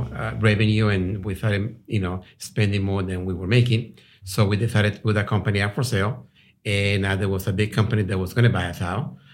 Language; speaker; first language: English; non-native, fluent; Spanish